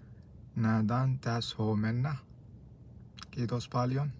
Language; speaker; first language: Finnish; non-native, learner; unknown